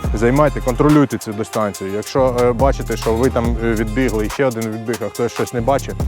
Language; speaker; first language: Ukrainian; non-native, local second language; Russian